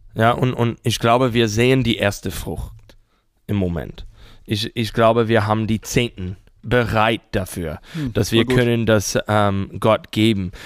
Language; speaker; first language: German; non-native, fluent; English